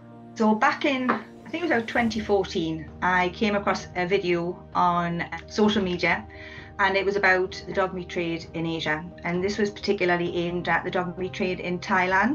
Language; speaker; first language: English; native; English